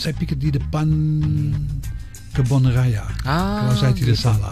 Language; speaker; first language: Indonesian; non-native, fluent; Dutch